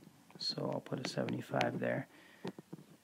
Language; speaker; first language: English; native; English